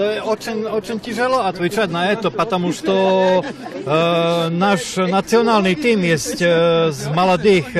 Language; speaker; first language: Russian; non-native, learner; Slovak